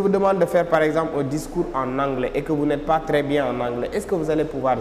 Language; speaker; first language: French; non-native, local second language; Wolof